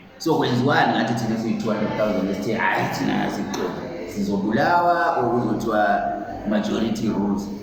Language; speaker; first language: Zulu; native; Zulu